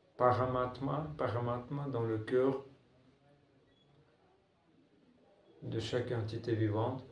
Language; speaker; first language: French; non-native, fluent; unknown